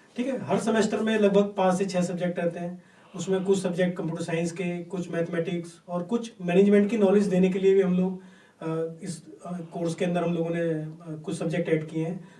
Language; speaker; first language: Hindi; native; Hindi